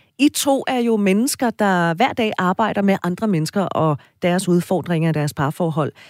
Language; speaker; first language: Danish; native; Danish